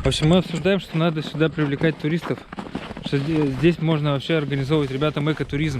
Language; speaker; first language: Russian; native; Russian